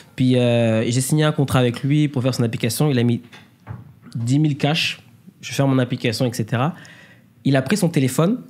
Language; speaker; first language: French; native; French